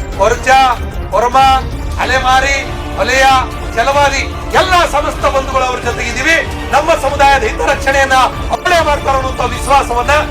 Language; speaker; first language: Kannada; non-native, local second language; Lambadi